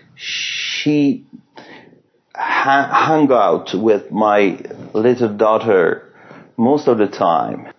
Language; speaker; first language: English; non-native, fluent; Persian